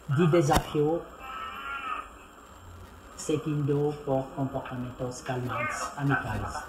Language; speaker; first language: Portuguese; non-native, fluent; French